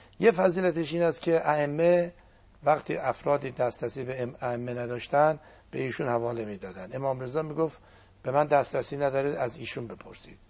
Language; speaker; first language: Persian; non-native, local second language; Azerbaijani